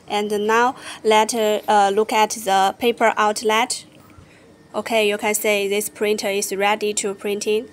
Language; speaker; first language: English; non-native, learner; Chinese